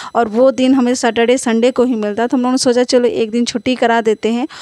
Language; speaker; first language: Hindi; native; Hindi